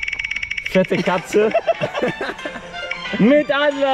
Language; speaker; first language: German; native; German